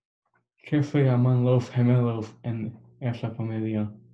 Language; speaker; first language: Spanish; non-native, learner; English